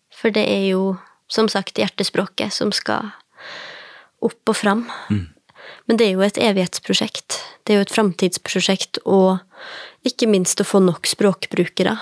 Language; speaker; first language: Norwegian; native; Norwegian